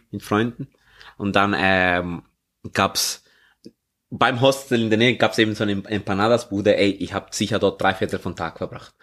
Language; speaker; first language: German; native; German